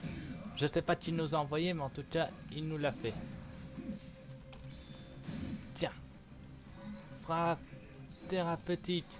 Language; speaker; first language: French; native; French